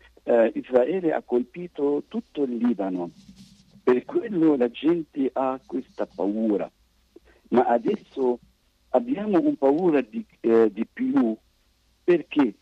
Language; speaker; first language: Italian; non-native, fluent; Arabic